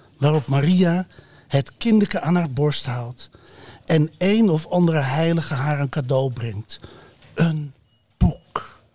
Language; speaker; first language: Dutch; native; Dutch